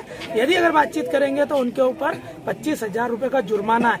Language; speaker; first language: Hindi; native; Hindi